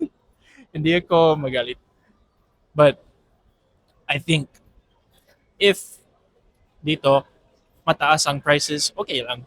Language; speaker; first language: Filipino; non-native, fluent; English